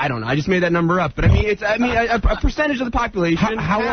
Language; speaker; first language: English; native; English